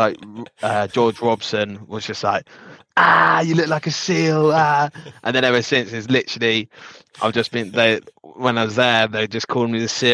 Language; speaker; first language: English; native; English